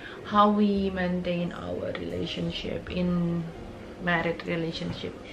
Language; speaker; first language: English; non-native, fluent; Indonesian